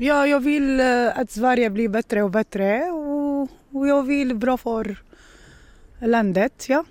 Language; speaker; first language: Swedish; non-native, learner; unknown